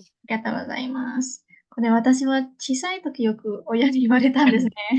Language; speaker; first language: Japanese; non-native, fluent; Indonesian